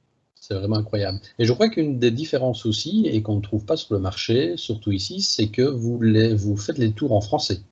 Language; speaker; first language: French; native; French